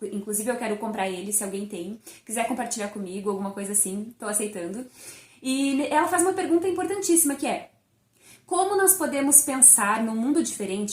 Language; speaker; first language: Portuguese; native; Portuguese